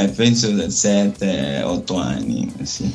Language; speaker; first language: Italian; non-native, learner; Nigerian Pidgin